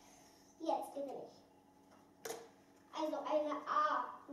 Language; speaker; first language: German; early bilingual, other home language; Russian